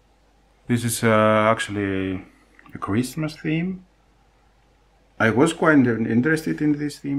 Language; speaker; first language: English; non-native, fluent; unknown